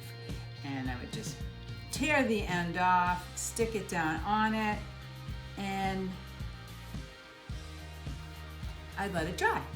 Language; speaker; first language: English; native; English